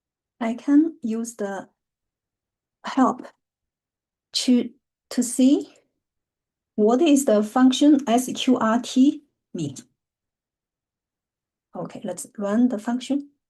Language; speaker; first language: English; non-native, fluent; Chinese